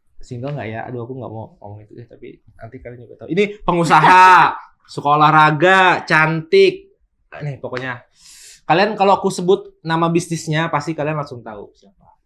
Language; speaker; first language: Indonesian; native; Indonesian